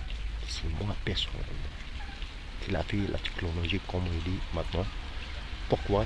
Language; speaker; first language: French; non-native, fluent; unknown